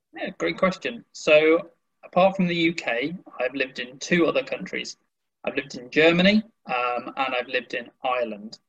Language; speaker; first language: English; native; English